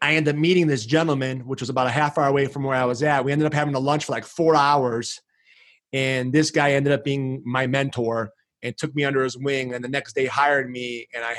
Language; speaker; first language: English; early bilingual, other home language; Greek